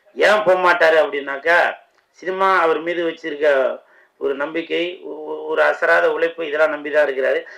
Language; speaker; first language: Tamil; native; Tamil